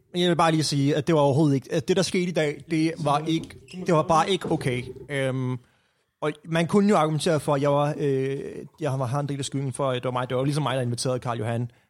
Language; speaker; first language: Danish; native; Danish